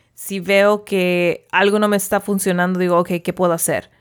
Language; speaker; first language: Spanish; early bilingual, heritage; Spanish